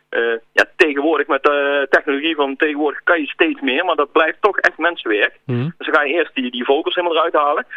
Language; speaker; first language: Dutch; native; Dutch